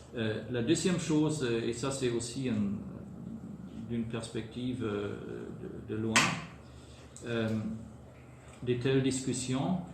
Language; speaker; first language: French; non-native, fluent; German